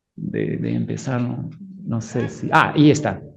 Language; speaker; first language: Spanish; non-native, fluent; English